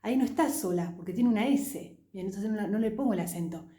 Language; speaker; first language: Spanish; non-native, fluent; French